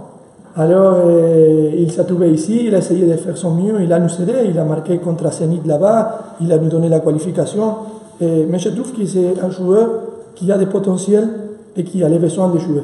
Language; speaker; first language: French; non-native, fluent; Spanish